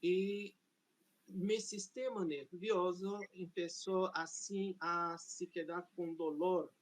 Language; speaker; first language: Spanish; non-native, fluent; Portuguese